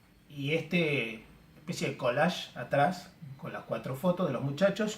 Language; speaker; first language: Spanish; native; Spanish